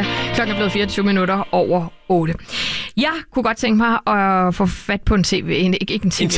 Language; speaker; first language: Danish; native; Danish